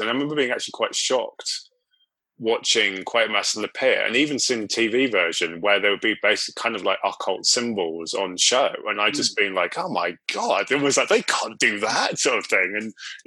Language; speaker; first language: English; native; English